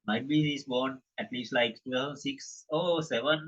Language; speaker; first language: English; non-native, local second language; Sinhala